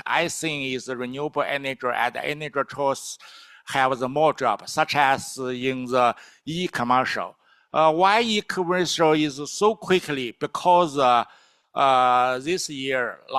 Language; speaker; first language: English; non-native, learner; Chinese